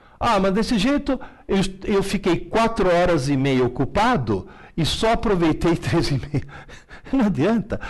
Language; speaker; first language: Portuguese; early bilingual, other home language; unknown